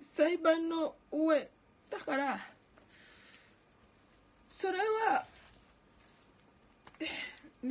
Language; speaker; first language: Japanese; non-native, learner; Ganda